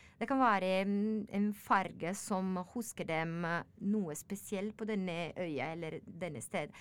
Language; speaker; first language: Norwegian; non-native, learner; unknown